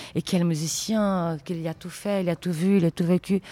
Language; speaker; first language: French; non-native, fluent; Portuguese